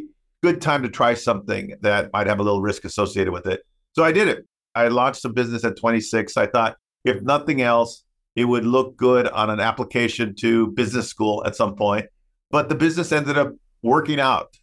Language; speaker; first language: English; native; English